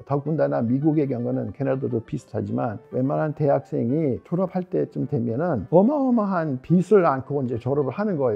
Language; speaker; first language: Korean; non-native, fluent; English